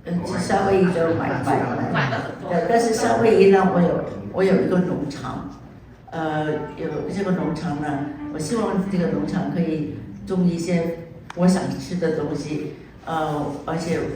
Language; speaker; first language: Chinese; non-native, local second language; Cantonese